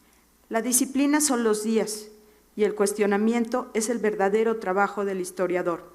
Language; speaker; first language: Spanish; native; Spanish